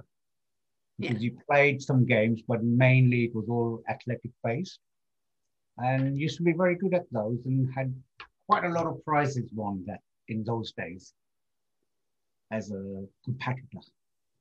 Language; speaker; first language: English; non-native, local second language; Gujarati